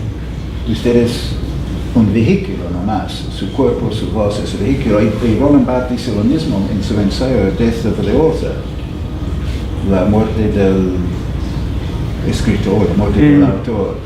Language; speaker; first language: Spanish; non-native, fluent; English